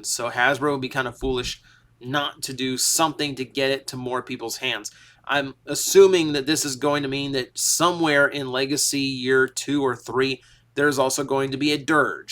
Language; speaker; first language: English; native; English